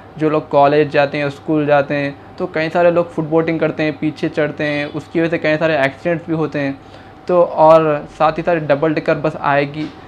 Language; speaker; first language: Hindi; non-native, local second language; Urdu